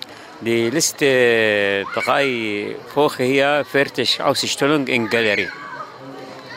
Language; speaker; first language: German; non-native, learner; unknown